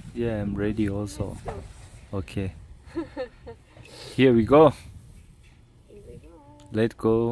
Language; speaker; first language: English; non-native, learner; Thai